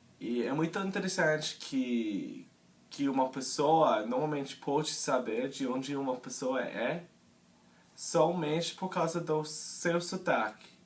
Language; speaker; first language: Portuguese; non-native, fluent; English